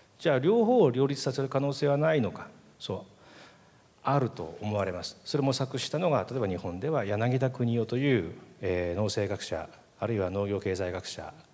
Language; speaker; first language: Japanese; native; Japanese